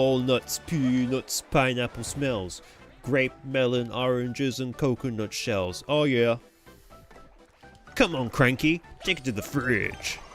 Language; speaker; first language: English; native; English